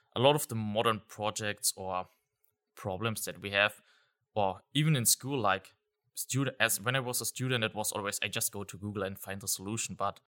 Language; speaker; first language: English; non-native, fluent; German